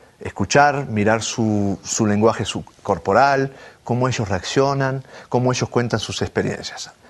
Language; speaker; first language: Spanish; native; Spanish